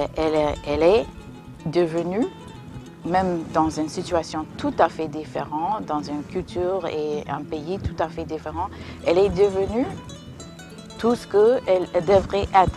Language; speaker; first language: French; non-native, fluent; English